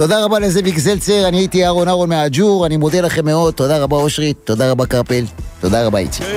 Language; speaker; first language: Hebrew; native; Hebrew